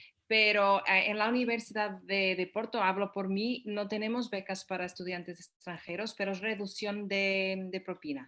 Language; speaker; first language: Spanish; non-native, fluent; Portuguese